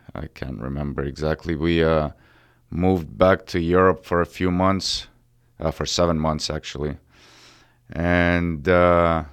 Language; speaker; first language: English; early bilingual, other home language; Ukrainian